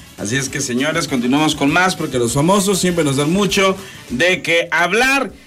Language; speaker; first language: Spanish; native; Spanish